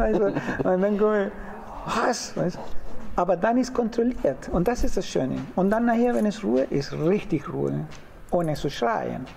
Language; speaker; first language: German; non-native, fluent; Spanish